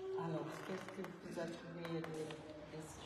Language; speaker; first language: Portuguese; early bilingual, heritage; French